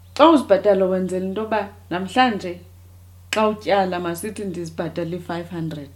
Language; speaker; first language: Xhosa; native; Xhosa